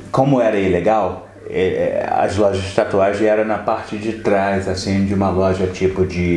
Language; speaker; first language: Portuguese; early bilingual, other home language; English